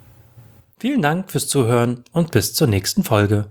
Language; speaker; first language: German; native; German